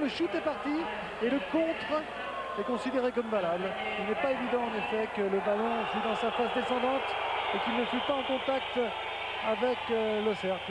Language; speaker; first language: French; native; French